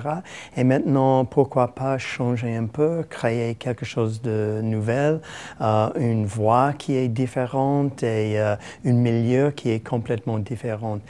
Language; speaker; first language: French; non-native, fluent; English